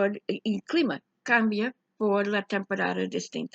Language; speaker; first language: Spanish; non-native, fluent; English